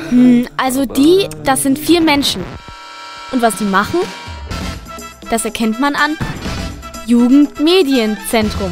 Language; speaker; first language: German; native; German